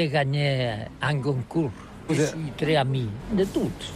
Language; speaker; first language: French; non-native, learner; Catalan